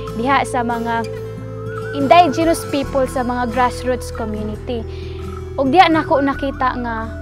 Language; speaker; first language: Cebuano; non-native, local second language; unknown